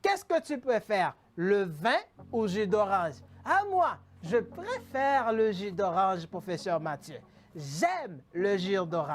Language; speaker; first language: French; non-native, fluent; Spanish